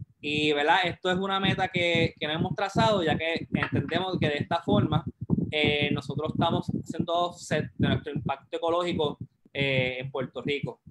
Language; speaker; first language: Spanish; native; Spanish